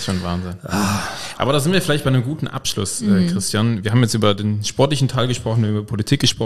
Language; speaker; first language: German; native; German